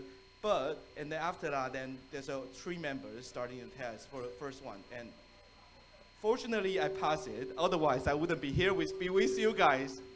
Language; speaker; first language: English; non-native, fluent; Chinese